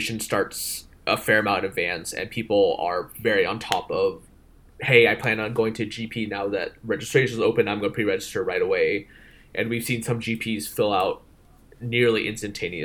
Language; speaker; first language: English; native; English